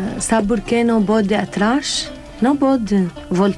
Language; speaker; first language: Portuguese; non-native, learner; Arabic